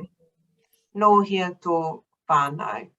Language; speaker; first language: Māori; non-native, fluent; English